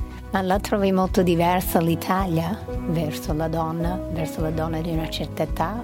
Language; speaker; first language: Italian; non-native, fluent; English